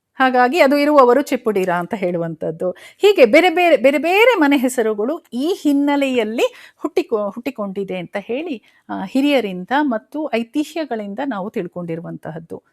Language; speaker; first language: Kannada; non-native, local second language; Kodava